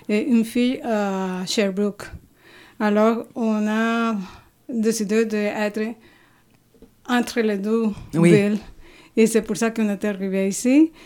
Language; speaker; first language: French; non-native, fluent; Spanish